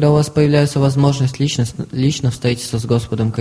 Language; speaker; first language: Russian; native; Russian